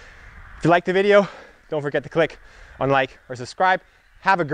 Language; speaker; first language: English; native; English